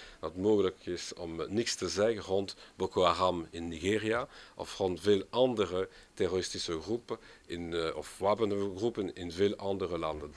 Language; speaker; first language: Dutch; non-native, local second language; French